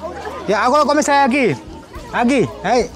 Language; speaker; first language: Portuguese; non-native, learner; Vietnamese